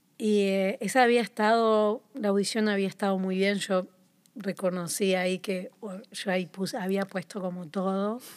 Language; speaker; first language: Spanish; native; Spanish